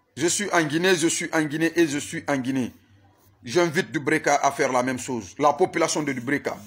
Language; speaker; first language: French; non-native, local second language; Susu